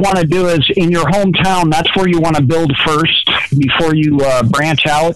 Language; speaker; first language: English; native; English